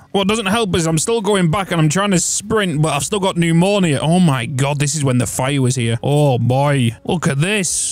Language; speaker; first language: English; native; English